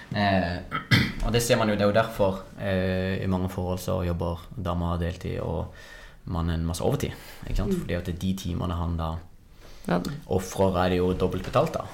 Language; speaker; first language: Norwegian; native; Norwegian